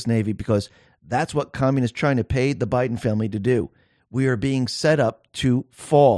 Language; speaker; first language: English; native; English